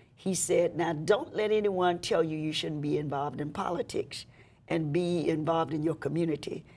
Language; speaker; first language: English; native; English